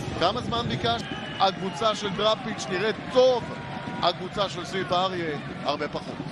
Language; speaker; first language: Hebrew; native; Hebrew